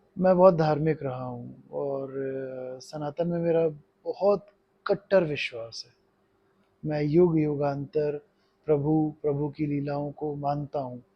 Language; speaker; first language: Hindi; native; Hindi